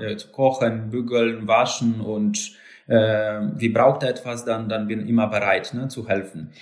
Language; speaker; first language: German; non-native, learner; Polish